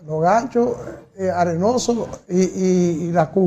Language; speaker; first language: Spanish; native; Spanish